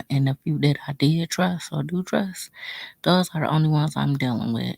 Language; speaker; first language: English; native; English